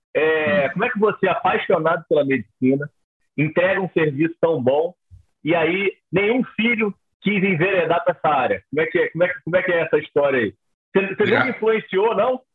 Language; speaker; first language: Portuguese; native; Portuguese